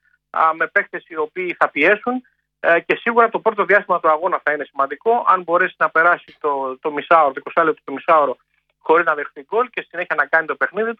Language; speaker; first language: Greek; native; Greek